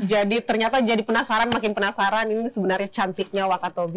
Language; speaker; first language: Indonesian; native; Indonesian